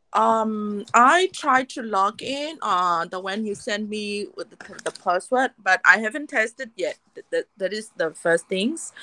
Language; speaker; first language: English; non-native, fluent; Burmese